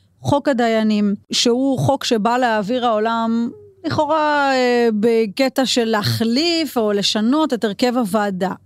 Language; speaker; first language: Hebrew; native; Hebrew